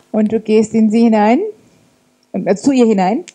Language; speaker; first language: German; native; German